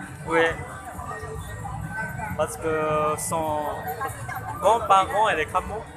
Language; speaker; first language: French; non-native, learner; Hmong